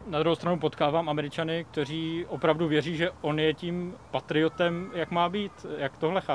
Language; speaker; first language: Czech; native; Czech